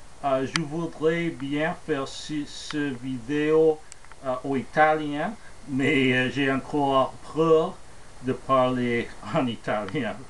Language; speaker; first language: French; non-native, fluent; English